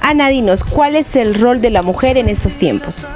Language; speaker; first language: Spanish; native; Spanish